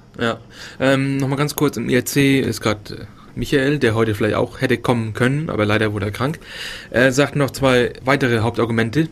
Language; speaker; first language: German; native; German